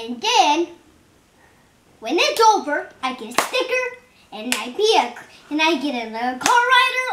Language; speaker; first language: English; native; English